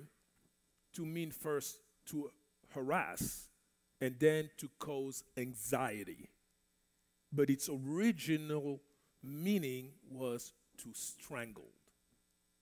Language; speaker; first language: English; non-native, fluent; French